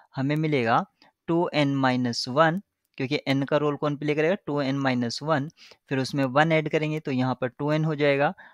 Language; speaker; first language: Hindi; native; Hindi